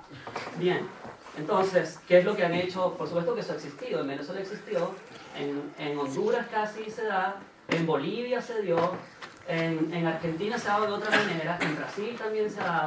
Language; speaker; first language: Spanish; native; Spanish